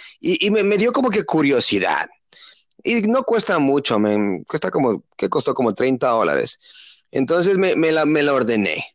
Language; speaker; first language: Spanish; native; Spanish